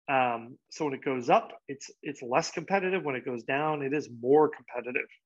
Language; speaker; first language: English; native; English